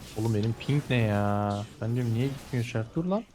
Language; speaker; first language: Turkish; native; Turkish